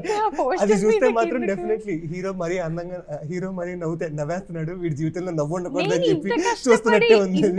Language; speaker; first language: Telugu; native; Telugu